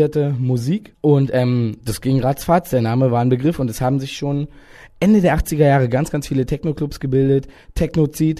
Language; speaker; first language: German; native; German